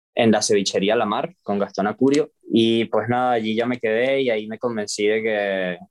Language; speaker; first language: Spanish; native; Spanish